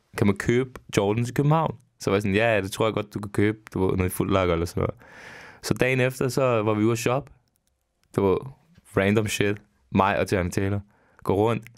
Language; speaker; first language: Danish; early bilingual, other home language; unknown